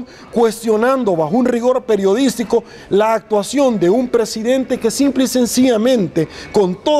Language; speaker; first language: Spanish; native; Spanish